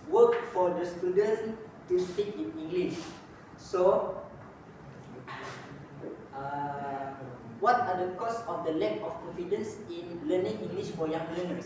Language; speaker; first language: English; non-native, local second language; Malay